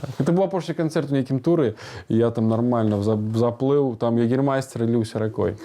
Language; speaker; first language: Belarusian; non-native, local second language; Russian